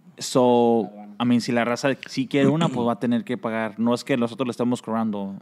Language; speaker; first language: Spanish; early bilingual, heritage; Spanish